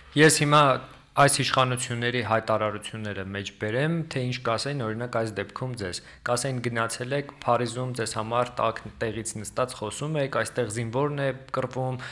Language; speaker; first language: Armenian; native; Armenian